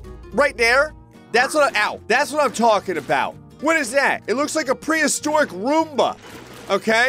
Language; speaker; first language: English; native; English